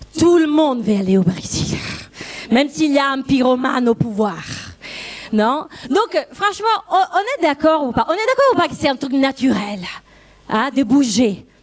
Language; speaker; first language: French; non-native, fluent; Italian